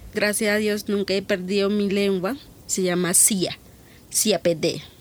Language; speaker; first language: Spanish; native; Spanish